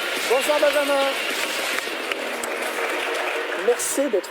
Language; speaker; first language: French; native; French